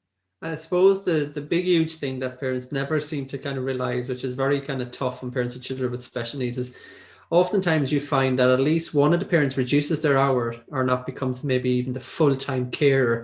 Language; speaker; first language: English; native; English